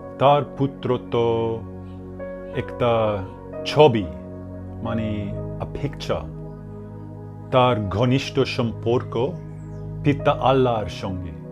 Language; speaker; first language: Bangla; non-native, learner; English